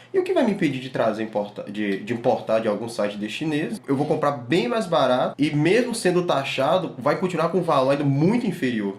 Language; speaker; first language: Portuguese; native; Portuguese